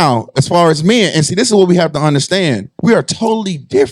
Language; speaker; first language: English; native; English